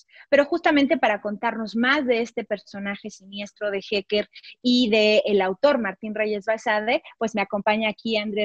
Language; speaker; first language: Spanish; native; Spanish